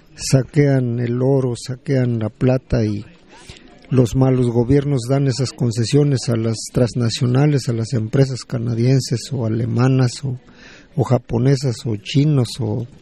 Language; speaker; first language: Spanish; native; Spanish